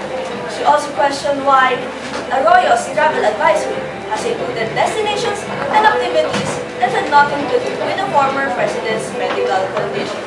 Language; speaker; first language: English; non-native, local second language; Filipino